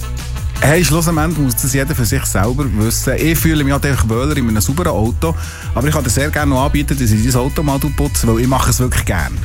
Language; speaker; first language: German; native; German